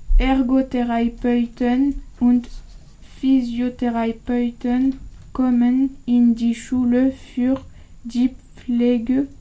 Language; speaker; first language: German; non-native, learner; French